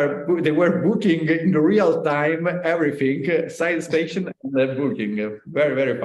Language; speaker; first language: English; non-native, learner; Italian